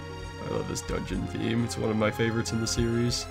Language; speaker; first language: English; native; English